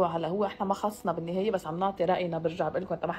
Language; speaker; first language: Arabic; native; Arabic